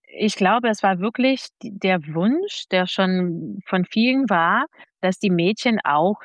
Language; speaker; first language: German; non-native, fluent; Portuguese